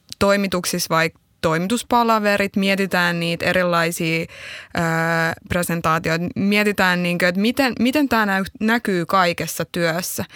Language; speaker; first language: Finnish; early bilingual, other home language; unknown